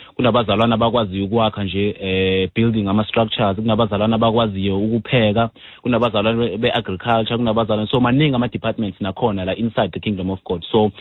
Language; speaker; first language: Zulu; native; Zulu